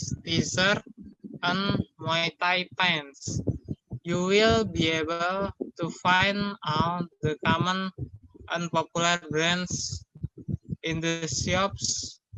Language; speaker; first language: English; non-native, learner; Indonesian